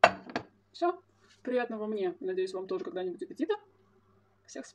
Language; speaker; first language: Russian; native; Russian